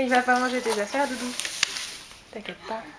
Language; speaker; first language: French; native; French